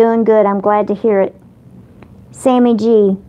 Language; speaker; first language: English; native; English